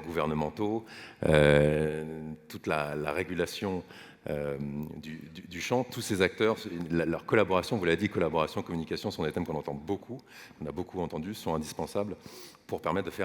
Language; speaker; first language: French; native; French